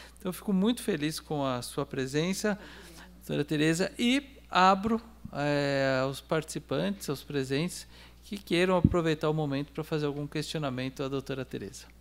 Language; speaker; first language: Portuguese; native; Portuguese